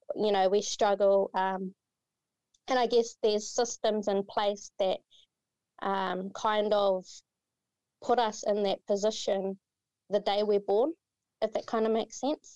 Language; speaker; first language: English; native; English